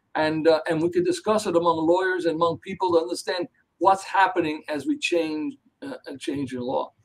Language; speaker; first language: English; early bilingual, other home language; Spanish